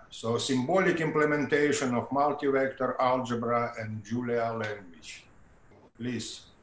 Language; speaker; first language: English; non-native, fluent; Russian